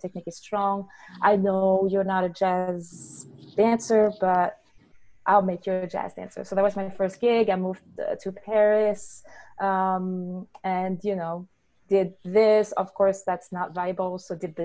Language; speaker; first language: English; non-native, fluent; French